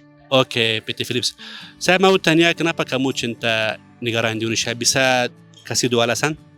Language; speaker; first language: Indonesian; non-native, fluent; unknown